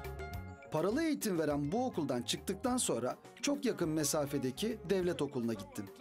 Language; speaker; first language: Turkish; native; Turkish